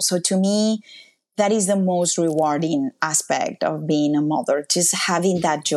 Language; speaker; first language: English; non-native, fluent; Spanish